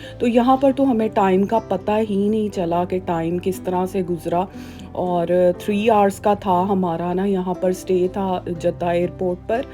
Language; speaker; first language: Urdu; native; Urdu